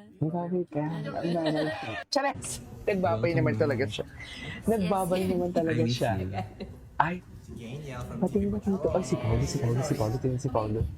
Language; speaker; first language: Filipino; native; Filipino